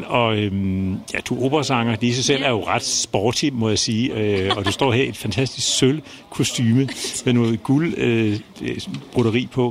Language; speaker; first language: Danish; native; Danish